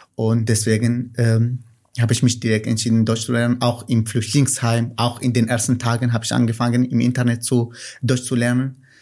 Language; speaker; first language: German; non-native, fluent; Kurdish